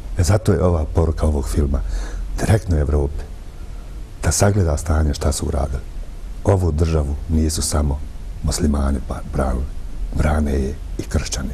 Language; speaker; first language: Bosnian; native; Bosnian